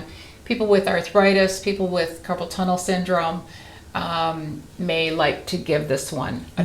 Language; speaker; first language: English; native; English